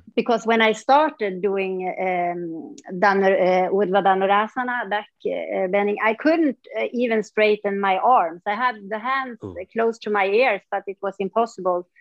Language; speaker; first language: English; non-native, fluent; Swedish